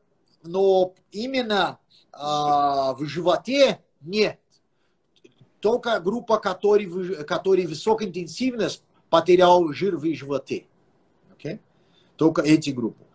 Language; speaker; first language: Russian; non-native, fluent; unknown